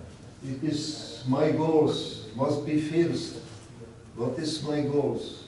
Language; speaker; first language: English; non-native, learner; Czech